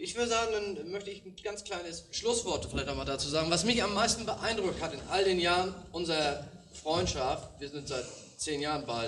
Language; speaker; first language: German; native; German